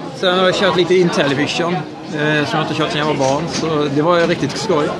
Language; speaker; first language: Swedish; native; Swedish